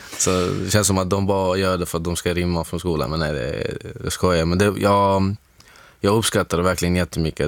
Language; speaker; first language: Swedish; non-native, fluent; Arabic